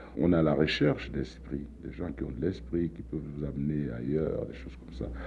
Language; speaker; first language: French; non-native, local second language; Duala